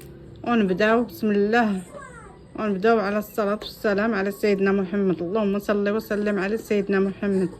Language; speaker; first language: Arabic; native; Arabic